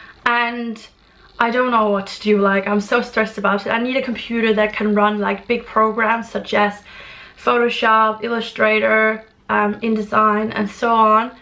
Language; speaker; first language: English; non-native, fluent; Danish